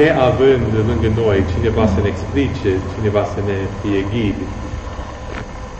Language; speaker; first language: Romanian; non-native, fluent; English